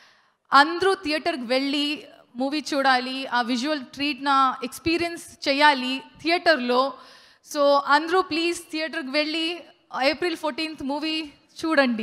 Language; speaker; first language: Telugu; non-native, learner; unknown